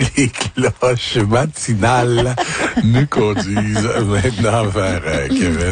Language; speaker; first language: French; native; French